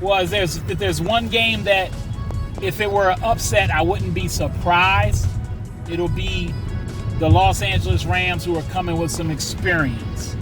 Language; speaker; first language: English; native; English